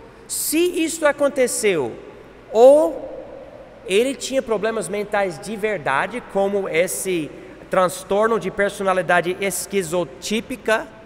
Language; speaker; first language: Portuguese; non-native, fluent; English